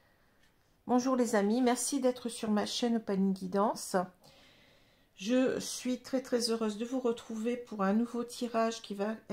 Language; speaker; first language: French; native; French